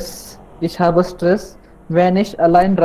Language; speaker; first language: German; non-native, learner; Hindi